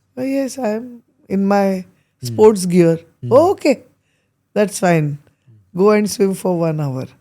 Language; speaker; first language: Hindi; non-native, local second language; Marathi